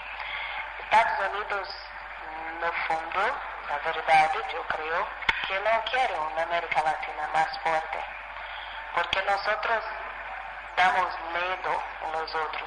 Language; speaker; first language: Spanish; non-native, fluent; Portuguese